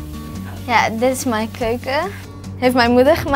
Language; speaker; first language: Dutch; early bilingual, other home language; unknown